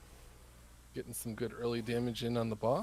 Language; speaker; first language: English; native; English